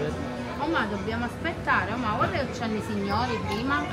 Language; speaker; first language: Italian; native; Italian